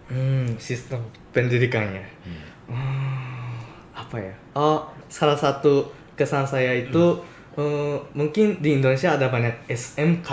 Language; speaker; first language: Indonesian; non-native, fluent; Japanese